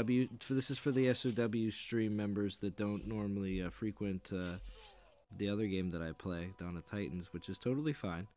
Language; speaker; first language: English; native; English